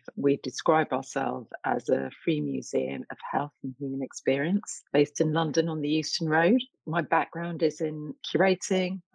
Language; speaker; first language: English; native; English